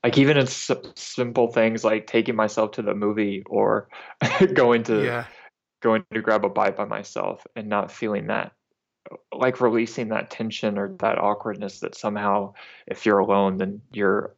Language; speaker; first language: English; native; English